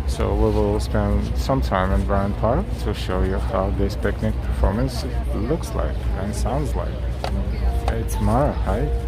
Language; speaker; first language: English; non-native, fluent; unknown